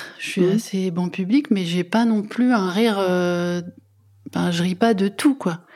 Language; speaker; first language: French; native; French